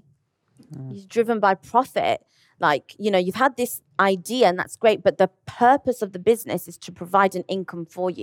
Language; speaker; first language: English; native; English